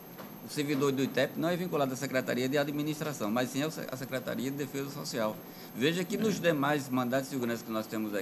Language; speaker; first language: Portuguese; native; Portuguese